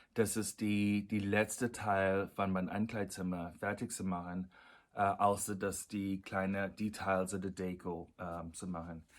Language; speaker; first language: German; non-native, fluent; English